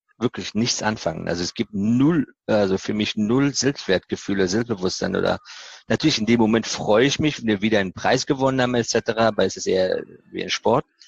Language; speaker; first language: German; non-native, fluent; Persian